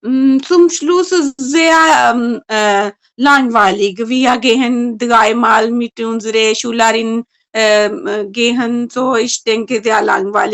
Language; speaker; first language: German; non-native, learner; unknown